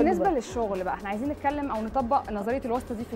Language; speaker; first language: Arabic; native; Arabic